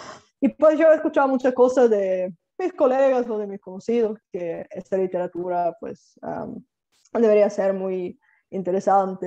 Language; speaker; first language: Spanish; non-native, fluent; Bulgarian